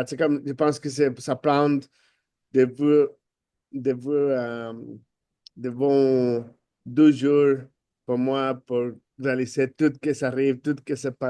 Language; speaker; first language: French; non-native, fluent; Spanish